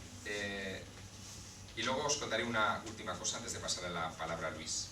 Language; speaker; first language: Spanish; native; Spanish